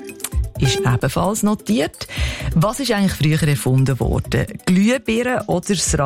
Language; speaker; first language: German; native; German